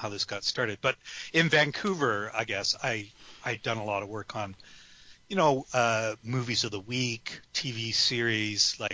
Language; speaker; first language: English; native; English